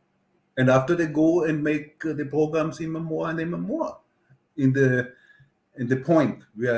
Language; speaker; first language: English; non-native, learner; German